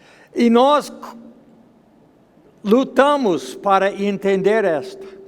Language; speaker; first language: Portuguese; non-native, fluent; English